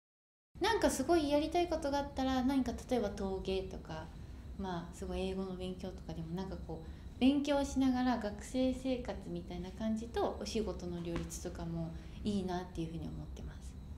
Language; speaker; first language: Japanese; native; Japanese